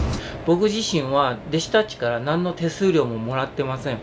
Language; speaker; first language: Japanese; native; Japanese